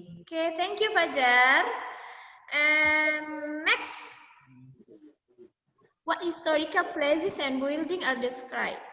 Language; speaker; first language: English; non-native, learner; Indonesian